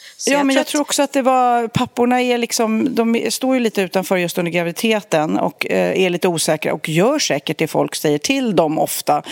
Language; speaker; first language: Swedish; native; Swedish